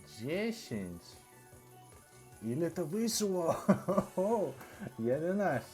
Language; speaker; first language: Polish; non-native, learner; Russian